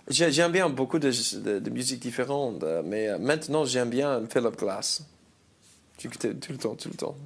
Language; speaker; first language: French; non-native, learner; English